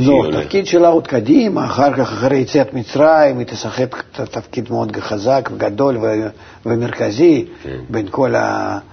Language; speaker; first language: Hebrew; non-native, fluent; Russian